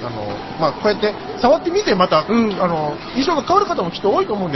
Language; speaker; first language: Japanese; native; Japanese